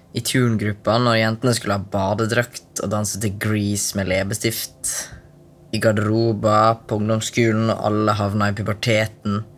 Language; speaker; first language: Norwegian; native; Norwegian